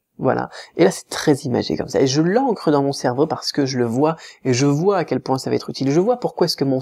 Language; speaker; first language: French; native; French